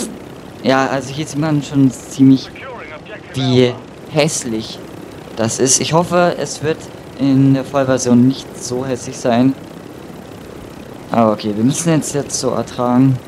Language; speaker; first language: German; native; German